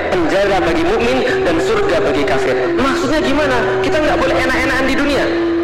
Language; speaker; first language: Indonesian; native; Indonesian